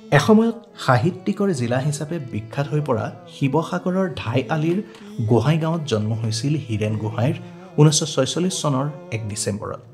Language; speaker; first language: Assamese; native; Assamese